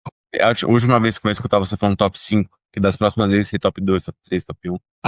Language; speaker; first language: Portuguese; native; Portuguese